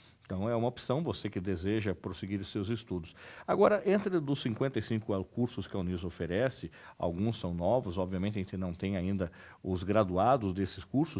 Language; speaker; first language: Portuguese; native; Portuguese